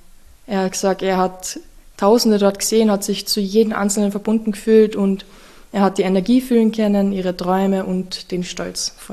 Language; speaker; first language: German; native; German